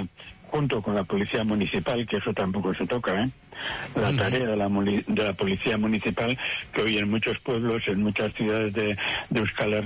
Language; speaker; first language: Spanish; native; Spanish